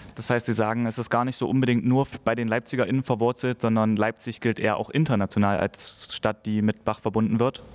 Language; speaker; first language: German; native; German